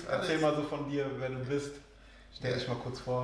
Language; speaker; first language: German; early bilingual, other home language; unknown